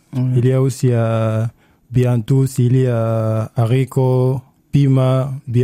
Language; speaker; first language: French; non-native, learner; Arabic